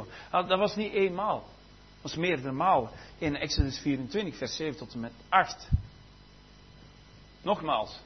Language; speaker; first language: Dutch; native; Dutch